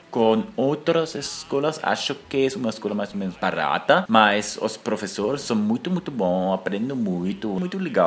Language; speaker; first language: Spanish; non-native, learner; German